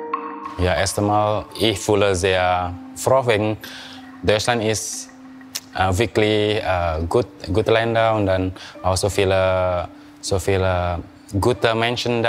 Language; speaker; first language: German; non-native, learner; Vietnamese